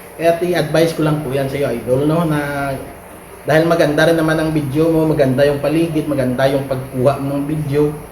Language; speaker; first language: Filipino; non-native, local second language; Hiligaynon